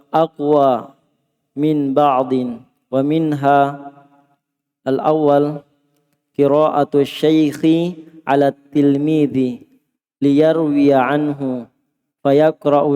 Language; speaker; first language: Arabic; non-native, learner; Indonesian